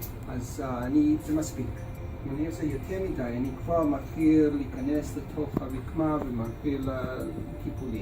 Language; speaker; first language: Hebrew; non-native, fluent; English